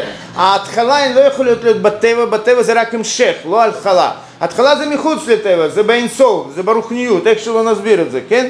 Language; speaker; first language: Hebrew; non-native, fluent; Russian